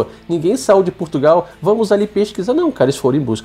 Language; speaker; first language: Portuguese; native; Portuguese